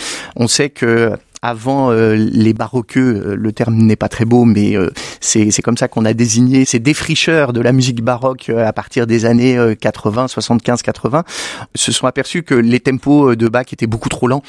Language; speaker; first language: French; native; French